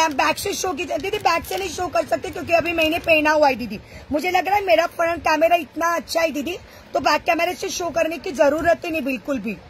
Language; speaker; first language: Hindi; non-native, local second language; Marathi